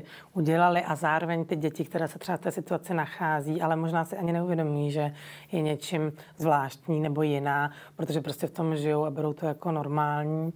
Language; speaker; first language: Czech; native; Czech